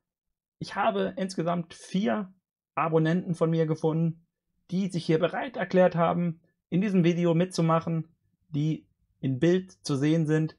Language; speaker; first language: German; native; German